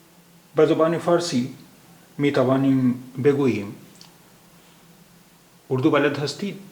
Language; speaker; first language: Persian; non-native, fluent; Urdu